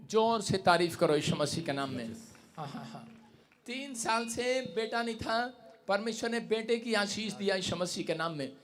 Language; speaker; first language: Hindi; non-native, local second language; Punjabi